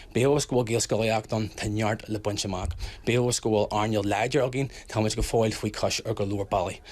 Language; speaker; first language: Irish; non-native, local second language; English